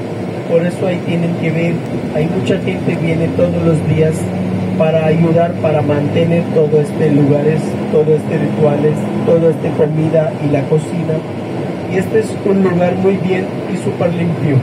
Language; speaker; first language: Spanish; non-native, fluent; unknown